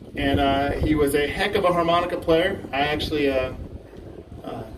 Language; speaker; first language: English; native; English